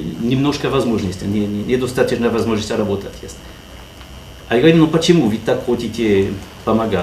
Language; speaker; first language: Russian; non-native, learner; French